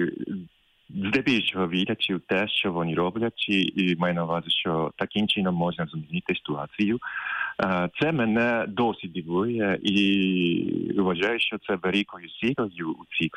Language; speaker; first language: Ukrainian; non-native, fluent; Japanese